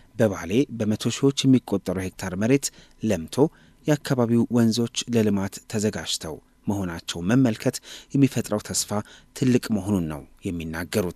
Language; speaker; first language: Amharic; native; Amharic